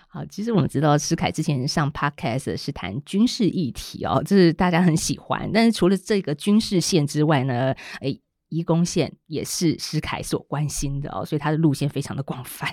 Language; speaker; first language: Chinese; native; Chinese